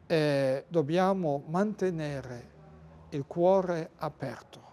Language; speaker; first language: Italian; non-native, fluent; Luxembourgish